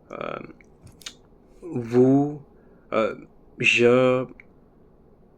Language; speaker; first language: French; non-native, learner; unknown